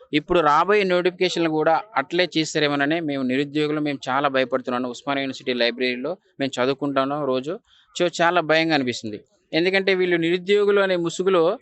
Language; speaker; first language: Telugu; native; Telugu